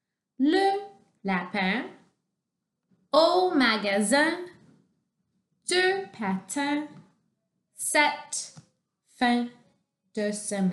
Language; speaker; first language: French; non-native, local second language; English